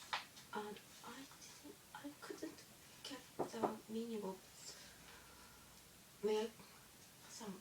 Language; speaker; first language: English; non-native, learner; Japanese